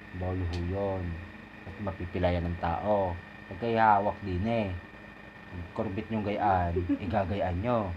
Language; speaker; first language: Filipino; non-native, local second language; Cebuano